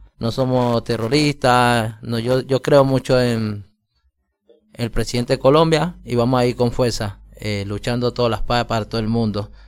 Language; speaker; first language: Spanish; native; Spanish